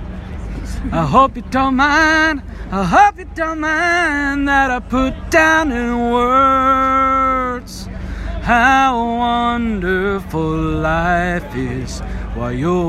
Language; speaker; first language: English; native; English